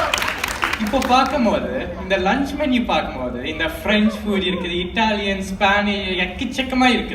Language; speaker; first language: Tamil; early bilingual, heritage; Tamil